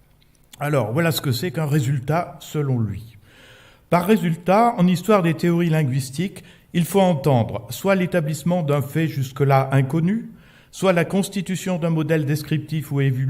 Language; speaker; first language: French; native; French